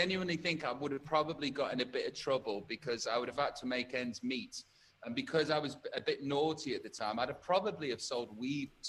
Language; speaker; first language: English; native; English